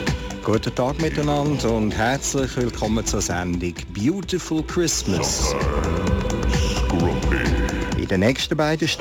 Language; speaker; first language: German; native; German